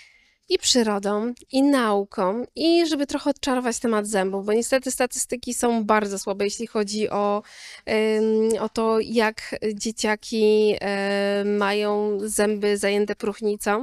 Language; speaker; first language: Polish; native; Polish